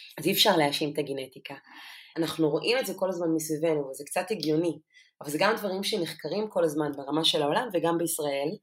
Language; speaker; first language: Hebrew; non-native, local second language; Arabic